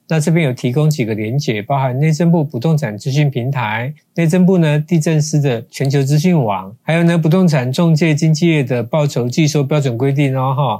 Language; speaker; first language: Chinese; native; Chinese